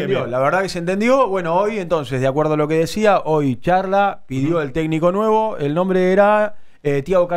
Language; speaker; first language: Spanish; native; Spanish